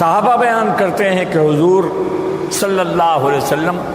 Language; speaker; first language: Urdu; native; Urdu